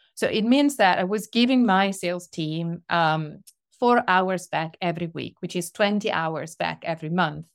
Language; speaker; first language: English; non-native, fluent; Italian